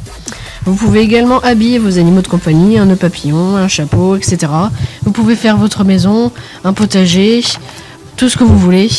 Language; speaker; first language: French; native; French